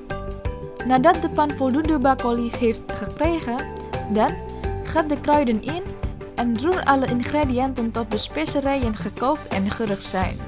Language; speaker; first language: Dutch; non-native, fluent; Indonesian